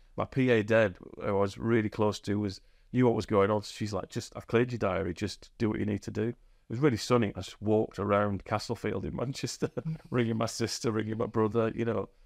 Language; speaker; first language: English; native; English